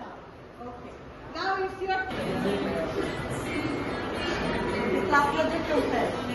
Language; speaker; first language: English; non-native, local second language; Bangla